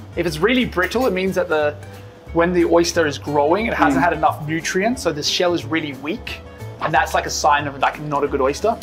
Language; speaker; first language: English; native; English